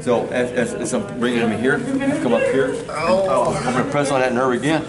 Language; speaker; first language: English; early bilingual, other home language; Spanish